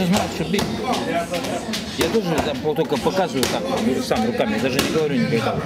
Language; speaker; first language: Russian; native; Russian